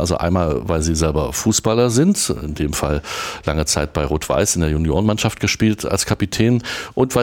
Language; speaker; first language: German; native; German